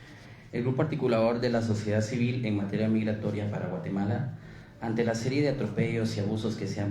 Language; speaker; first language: Spanish; native; Spanish